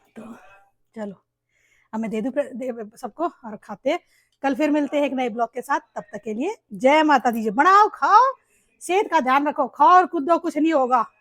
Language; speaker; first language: Hindi; native; Hindi